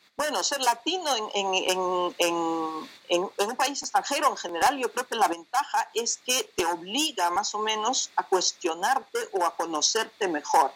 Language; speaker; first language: Spanish; native; Spanish